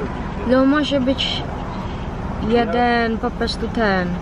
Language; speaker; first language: Polish; early bilingual, heritage; Polish